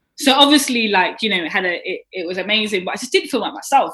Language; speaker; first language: English; native; English